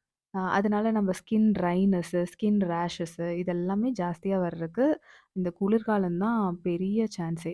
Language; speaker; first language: Tamil; native; Tamil